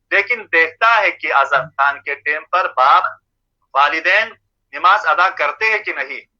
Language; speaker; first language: Urdu; non-native, local second language; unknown